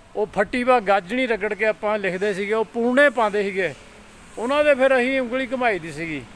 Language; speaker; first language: English; non-native, local second language; Punjabi